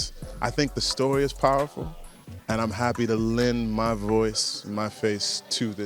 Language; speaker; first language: English; native; English